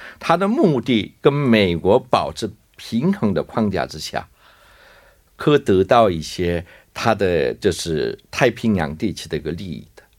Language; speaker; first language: Chinese; non-native, fluent; Korean